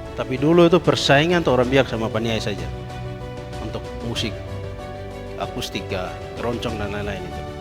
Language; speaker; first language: Indonesian; non-native, local second language; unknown